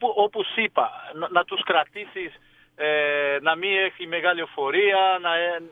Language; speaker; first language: Greek; non-native, fluent; Portuguese